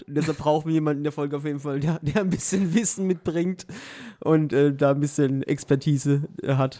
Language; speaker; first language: German; native; German